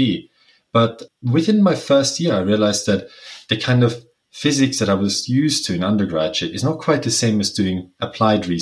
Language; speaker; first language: English; non-native, fluent; German